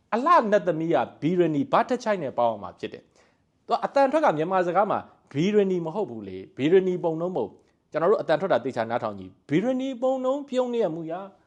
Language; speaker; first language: Burmese; native; Burmese